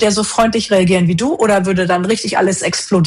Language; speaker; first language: German; native; German